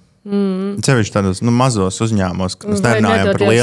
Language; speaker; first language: Latvian; native; Latvian